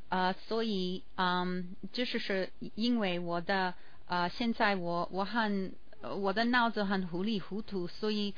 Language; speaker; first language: Chinese; non-native, learner; English